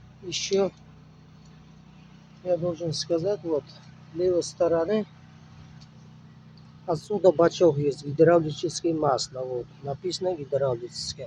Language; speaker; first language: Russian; non-native, local second language; Uzbek